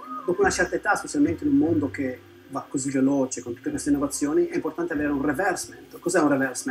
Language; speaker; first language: Italian; native; Italian